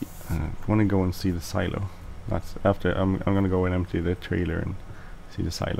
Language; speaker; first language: English; non-native, fluent; Swedish